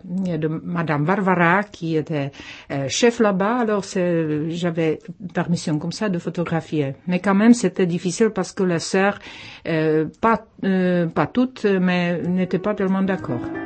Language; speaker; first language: French; non-native, fluent; Czech